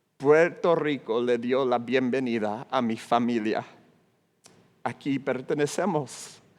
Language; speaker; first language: Spanish; non-native, fluent; English